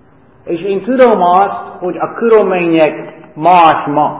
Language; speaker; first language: Hungarian; non-native, fluent; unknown